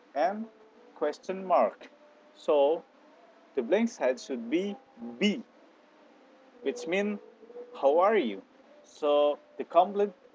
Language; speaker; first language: English; non-native, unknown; Indonesian